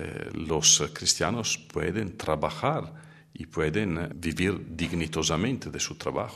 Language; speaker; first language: Spanish; non-native, fluent; Italian